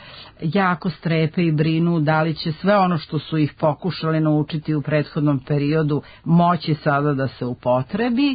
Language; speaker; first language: Serbian; native; Serbian